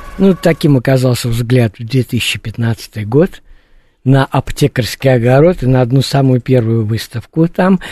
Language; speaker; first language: Russian; native; Russian